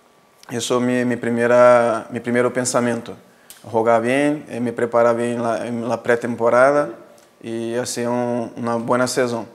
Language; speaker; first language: Spanish; non-native, fluent; Portuguese